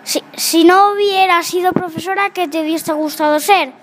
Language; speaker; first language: Spanish; native; Spanish